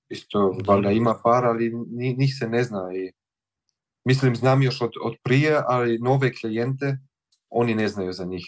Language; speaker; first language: Serbian; early bilingual, heritage; Croatian